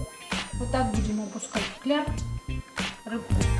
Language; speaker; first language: Russian; native; Russian